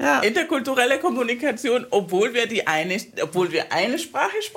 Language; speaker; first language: German; non-native, fluent; Spanish